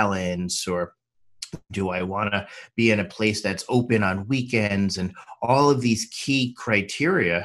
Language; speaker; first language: English; native; English